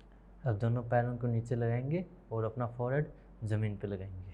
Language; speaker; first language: Hindi; native; Hindi